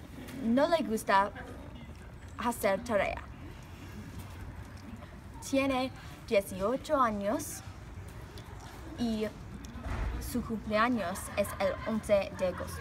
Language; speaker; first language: Spanish; non-native, learner; English